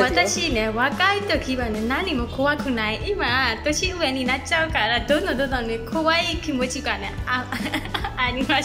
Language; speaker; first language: Japanese; non-native, learner; Burmese